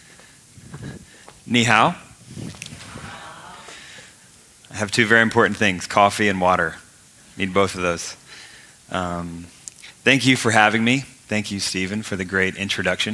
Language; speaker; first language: English; native; English